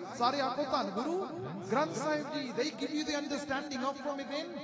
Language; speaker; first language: English; early bilingual, other home language; Punjabi